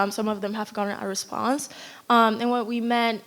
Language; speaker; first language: English; non-native, fluent; Spanish